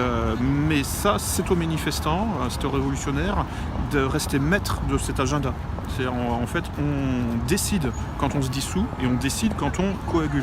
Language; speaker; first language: French; native; French